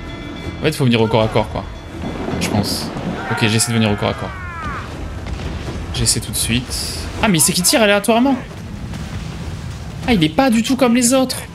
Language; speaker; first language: French; native; French